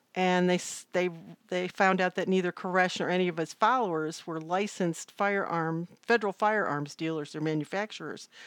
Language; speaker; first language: English; native; English